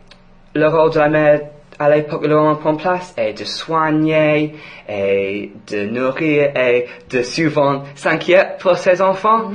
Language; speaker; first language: French; non-native, fluent; English